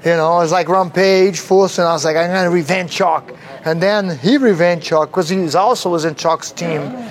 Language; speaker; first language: English; non-native, fluent; Portuguese